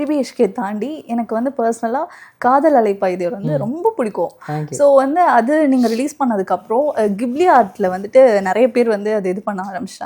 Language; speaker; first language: Tamil; native; Tamil